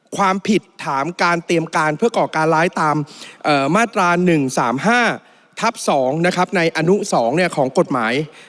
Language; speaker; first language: Thai; native; Thai